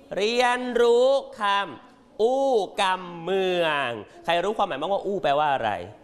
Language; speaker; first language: Thai; native; Thai